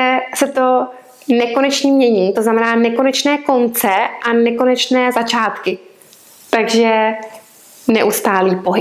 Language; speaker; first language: Czech; native; Czech